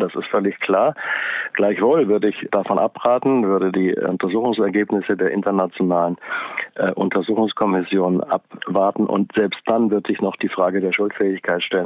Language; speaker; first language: German; native; German